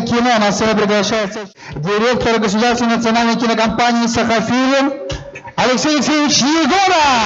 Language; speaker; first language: Russian; native; Russian